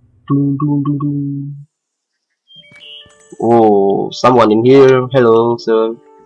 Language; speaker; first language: English; non-native, learner; Indonesian